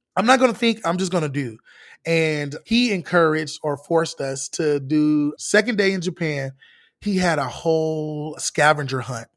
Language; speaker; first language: English; native; English